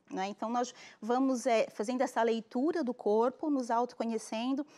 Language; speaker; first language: Portuguese; native; Portuguese